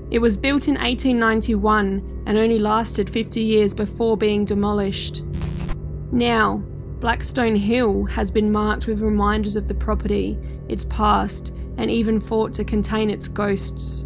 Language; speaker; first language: English; native; English